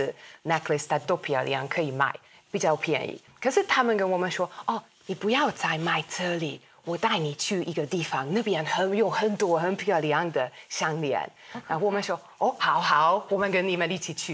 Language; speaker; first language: Chinese; non-native, fluent; Hungarian